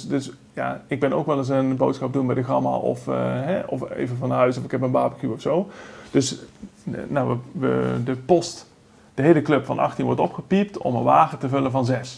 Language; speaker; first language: Dutch; native; Dutch